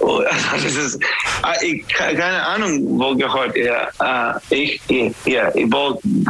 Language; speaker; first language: German; non-native, fluent; English